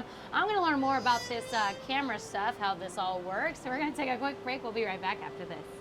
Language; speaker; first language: English; native; English